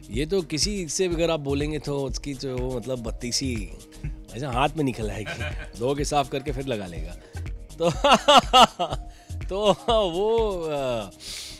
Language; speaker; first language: Hindi; native; Hindi